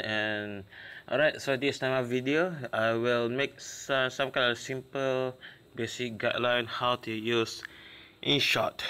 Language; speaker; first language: English; non-native, local second language; Malay